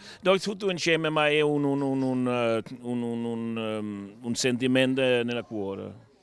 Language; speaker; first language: Italian; non-native, learner; Danish